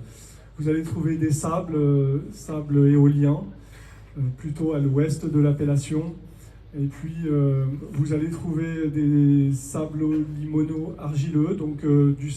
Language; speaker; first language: French; native; French